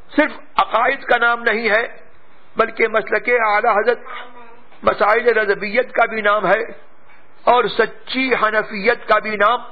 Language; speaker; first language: Urdu; native; Urdu